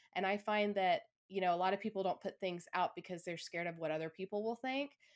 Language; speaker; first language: English; native; English